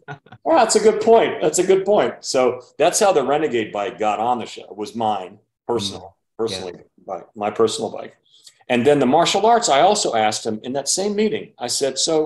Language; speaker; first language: English; native; English